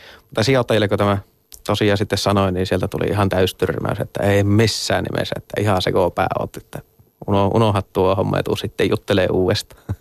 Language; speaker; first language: Finnish; native; Finnish